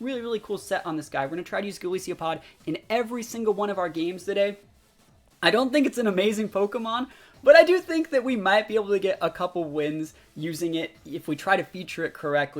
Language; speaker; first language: English; native; English